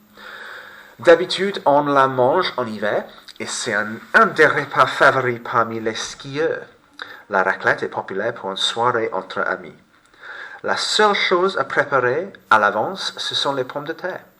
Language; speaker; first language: French; non-native, fluent; English